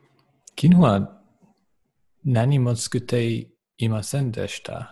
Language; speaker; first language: Japanese; non-native, learner; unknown